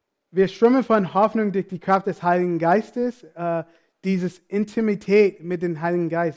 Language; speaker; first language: German; non-native, fluent; English